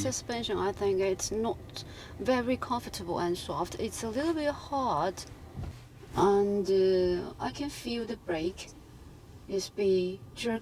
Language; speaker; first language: English; non-native, fluent; Chinese